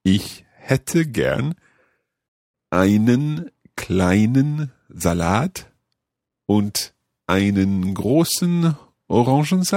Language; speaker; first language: German; non-native, learner; English